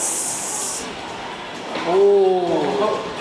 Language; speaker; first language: English; non-native, fluent; French